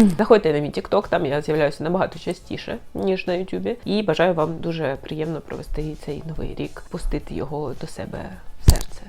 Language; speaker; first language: Ukrainian; non-native, local second language; Russian